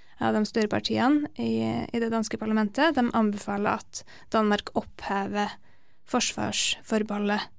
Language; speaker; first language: Norwegian; native; Norwegian